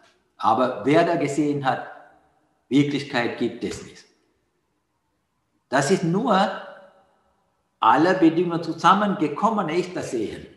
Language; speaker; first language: German; non-native, learner; Sinhala